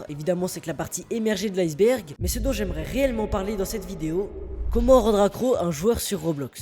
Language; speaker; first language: French; native; French